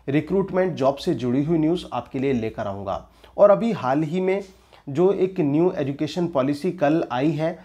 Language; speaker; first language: Hindi; native; Hindi